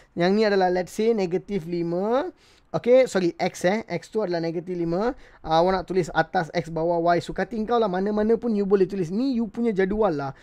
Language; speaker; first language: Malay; non-native, local second language; Tamil